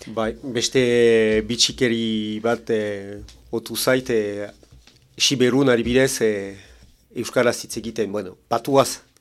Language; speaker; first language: Basque; non-native, local second language; French